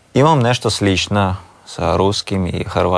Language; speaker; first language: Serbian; non-native, learner; Russian